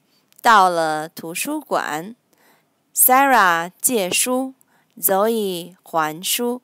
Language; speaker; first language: Chinese; non-native, learner; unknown